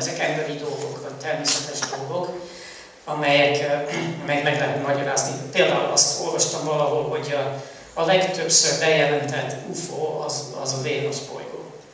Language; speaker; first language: Hungarian; early bilingual, heritage; Hungarian